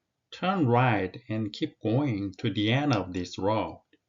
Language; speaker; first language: English; non-native, fluent; Korean